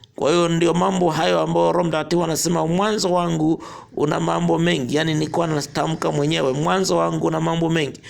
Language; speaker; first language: Swahili; non-native, local second language; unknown